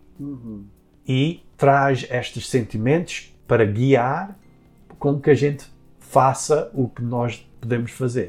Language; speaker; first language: Portuguese; early bilingual, heritage; Portuguese